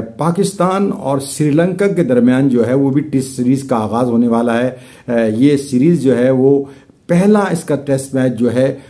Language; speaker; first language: Urdu; native; Urdu